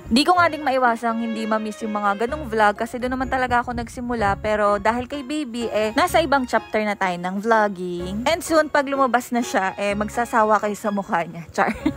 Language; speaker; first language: Filipino; native; Filipino